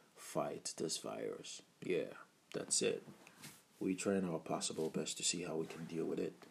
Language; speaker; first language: English; non-native, local second language; Igbo